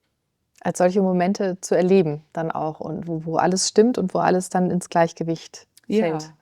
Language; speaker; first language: German; native; German